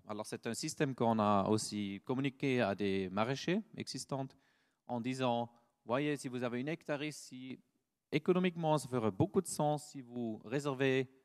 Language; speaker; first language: French; non-native, fluent; German